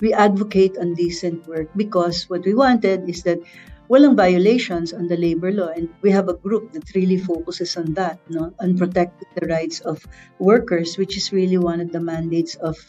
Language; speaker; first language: English; non-native, local second language; Filipino